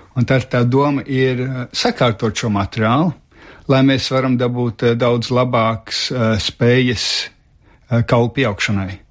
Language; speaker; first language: Latvian; early bilingual, heritage; Latvian